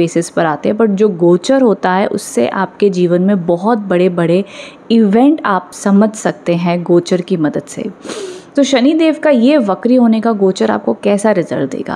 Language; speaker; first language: Hindi; native; Hindi